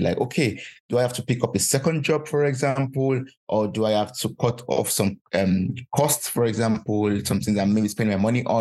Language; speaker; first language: English; non-native, local second language; Yoruba